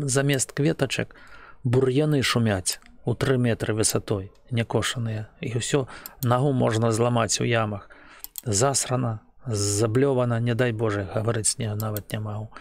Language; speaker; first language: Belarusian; native; Belarusian